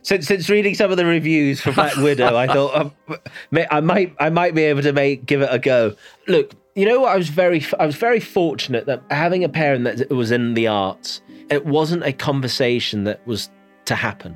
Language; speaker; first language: English; native; English